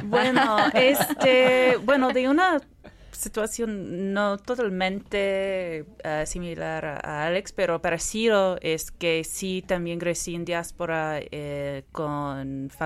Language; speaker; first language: Spanish; non-native, fluent; English